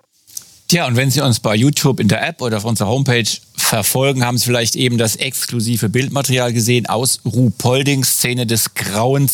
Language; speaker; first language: German; native; German